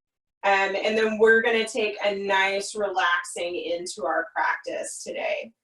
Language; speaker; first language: English; native; English